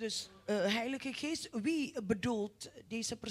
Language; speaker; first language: Dutch; non-native, fluent; Indonesian